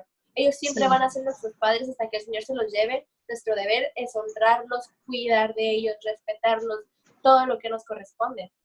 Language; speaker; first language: Spanish; native; Spanish